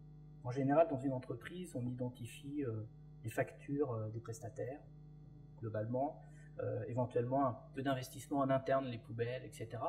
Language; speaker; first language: French; native; French